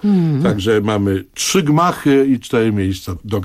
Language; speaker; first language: Polish; native; Polish